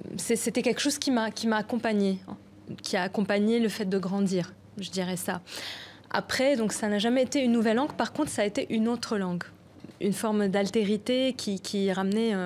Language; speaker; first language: French; non-native, local second language; Arabic